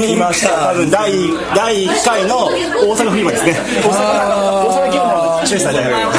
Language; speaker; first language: Japanese; native; Japanese